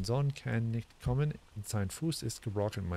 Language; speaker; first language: German; non-native, learner; English